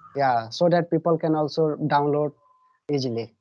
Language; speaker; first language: English; non-native, learner; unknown